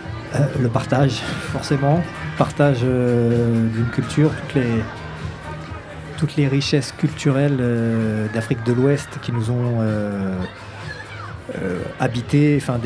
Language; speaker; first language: French; native; French